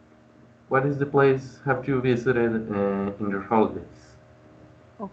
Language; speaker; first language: English; non-native, learner; Spanish